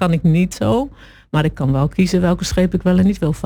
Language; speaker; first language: Dutch; native; Dutch